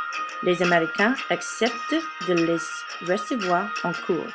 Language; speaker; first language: French; non-native, learner; English